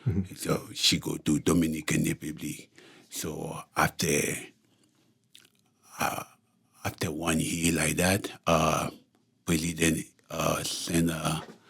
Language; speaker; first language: English; non-native, local second language; Haitian Creole